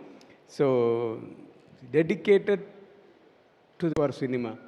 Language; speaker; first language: Telugu; non-native, learner; Tamil